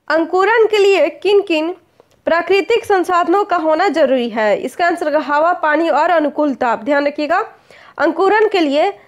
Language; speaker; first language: Hindi; native; Hindi